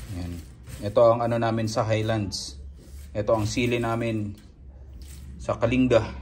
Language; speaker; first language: Filipino; non-native, local second language; Iloko